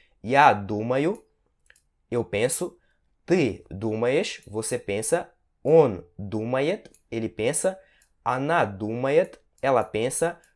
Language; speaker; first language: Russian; non-native, fluent; Portuguese